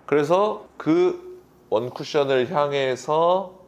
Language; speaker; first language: Korean; native; Korean